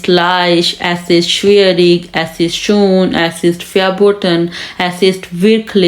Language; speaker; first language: German; non-native, fluent; Urdu